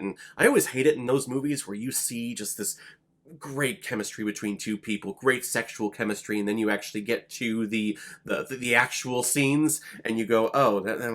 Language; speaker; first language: English; native; English